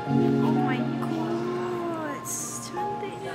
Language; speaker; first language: English; non-native, learner; Malay